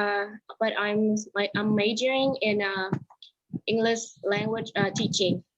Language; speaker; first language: English; non-native, learner; Vietnamese